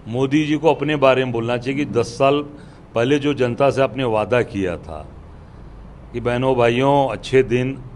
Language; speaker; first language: Hindi; native; Hindi